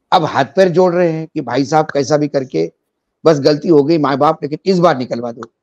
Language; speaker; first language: Hindi; non-native, local second language; Marathi